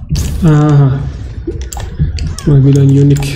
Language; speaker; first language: German; native; German